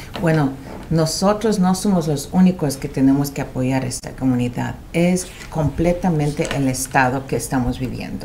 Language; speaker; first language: Spanish; early bilingual, heritage; Spanish